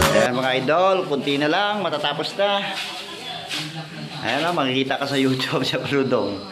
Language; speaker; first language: Filipino; native; Filipino